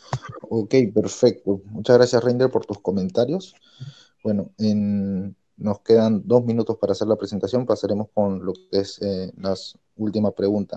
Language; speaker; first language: Spanish; native; Spanish